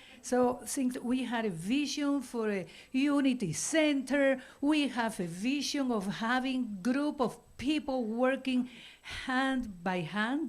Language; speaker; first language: English; non-native, fluent; Spanish